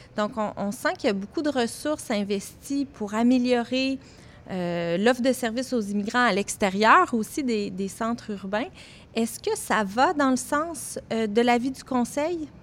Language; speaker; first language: French; native; French